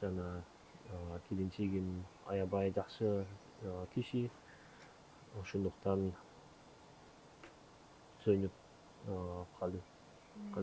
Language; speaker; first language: Kyrgyz; non-native, learner; German